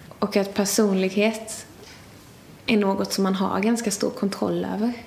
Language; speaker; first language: Swedish; native; Swedish